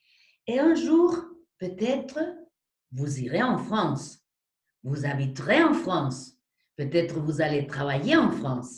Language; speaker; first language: French; non-native, fluent; Spanish